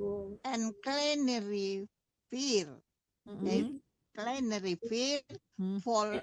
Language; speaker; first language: Dutch; non-native, learner; Indonesian